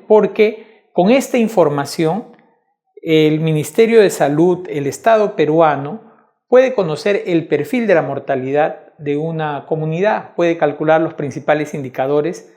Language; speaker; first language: Spanish; native; Spanish